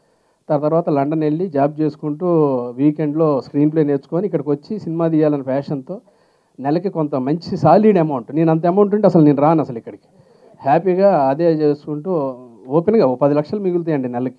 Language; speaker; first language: Telugu; native; Telugu